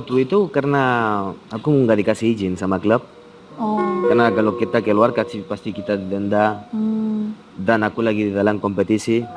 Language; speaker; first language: Indonesian; non-native, fluent; Spanish